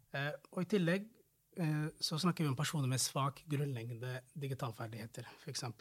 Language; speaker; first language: Norwegian; non-native, fluent; Somali